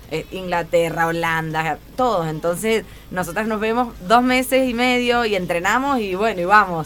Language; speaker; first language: Spanish; native; Spanish